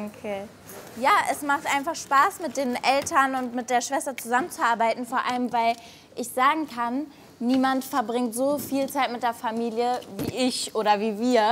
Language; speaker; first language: German; native; German